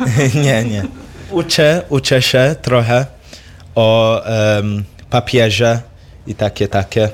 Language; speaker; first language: Polish; early bilingual, heritage; English